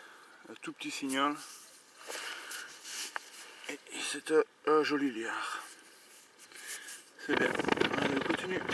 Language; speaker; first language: French; native; French